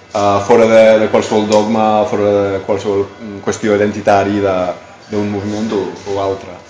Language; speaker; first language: Catalan; non-native, fluent; English